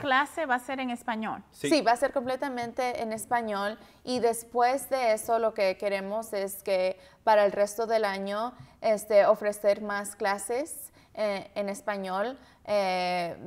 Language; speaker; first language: Spanish; early bilingual, heritage; Spanish